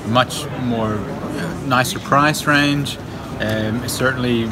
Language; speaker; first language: English; non-native, fluent; Ukrainian